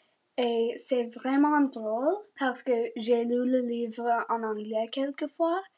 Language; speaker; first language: French; non-native, learner; English